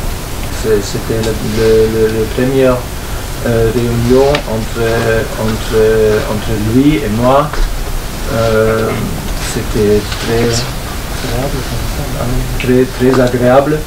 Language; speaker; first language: French; non-native, fluent; German